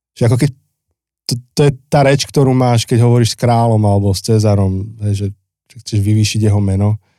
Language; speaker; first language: Slovak; native; Slovak